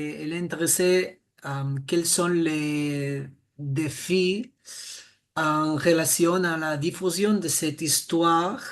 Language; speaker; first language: French; non-native, fluent; Catalan